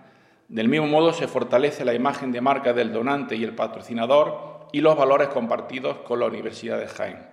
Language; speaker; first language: Spanish; native; Spanish